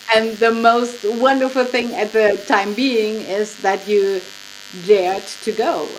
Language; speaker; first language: English; non-native, fluent; German